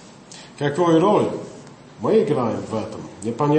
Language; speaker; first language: Russian; non-native, fluent; English